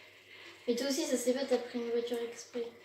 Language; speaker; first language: French; native; French